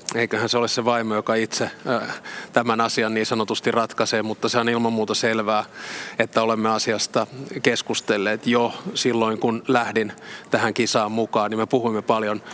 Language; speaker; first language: Finnish; native; Finnish